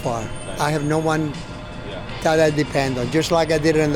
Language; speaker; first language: English; non-native, fluent; Italian